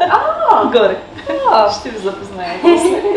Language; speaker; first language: Bulgarian; non-native, local second language; Turkish